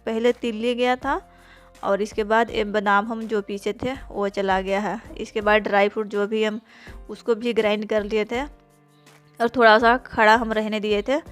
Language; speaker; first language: Hindi; native; Hindi